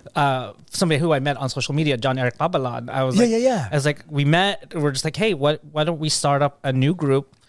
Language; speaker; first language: English; native; English